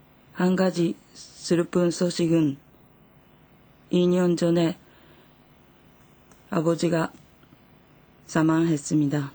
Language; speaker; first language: Korean; non-native, fluent; Japanese